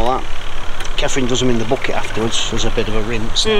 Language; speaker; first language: English; native; English